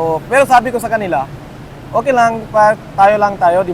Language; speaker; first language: Filipino; non-native, learner; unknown